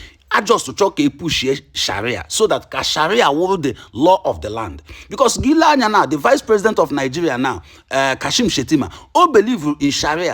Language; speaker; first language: Nigerian Pidgin; non-native, local second language; Igbo